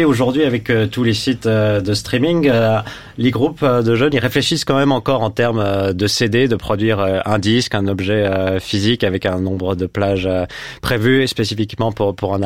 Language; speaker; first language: French; native; French